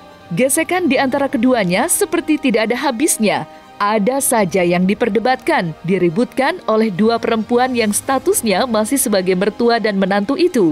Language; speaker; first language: Indonesian; native; Indonesian